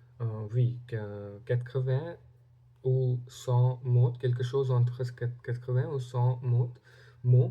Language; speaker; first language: French; non-native, learner; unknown